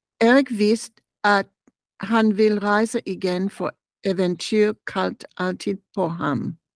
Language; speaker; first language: Danish; non-native, learner; English